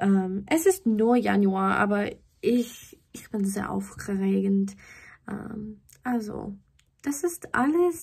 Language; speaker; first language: German; non-native, learner; English